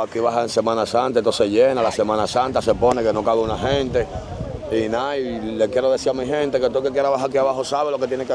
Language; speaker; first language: Spanish; native; Spanish